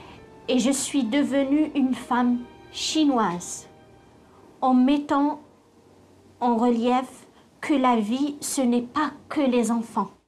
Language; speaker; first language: French; non-native, local second language; Arabic